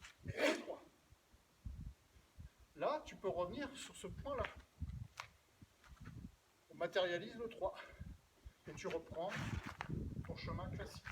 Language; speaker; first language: French; native; French